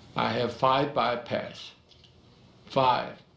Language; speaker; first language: English; non-native, fluent; Chinese